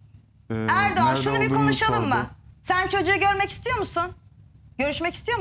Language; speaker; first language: Turkish; native; Turkish